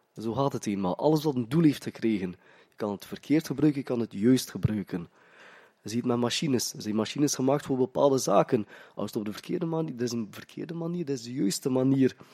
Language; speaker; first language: Dutch; native; Dutch